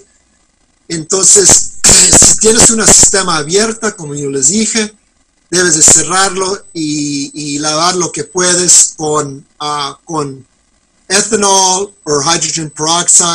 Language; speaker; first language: Spanish; non-native, fluent; English